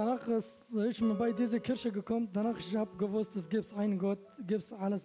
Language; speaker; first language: German; non-native, learner; Turkish